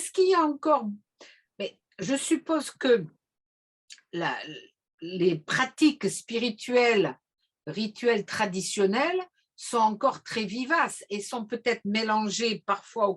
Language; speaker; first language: French; native; French